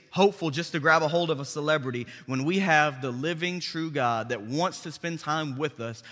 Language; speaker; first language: English; native; English